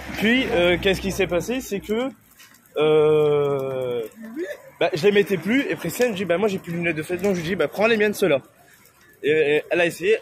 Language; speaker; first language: French; native; French